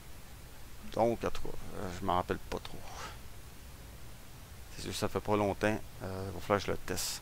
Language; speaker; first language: French; native; French